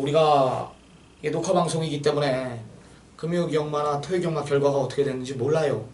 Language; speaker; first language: Korean; native; Korean